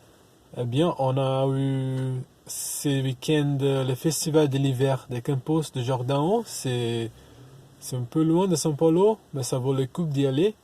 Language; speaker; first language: French; non-native, learner; Portuguese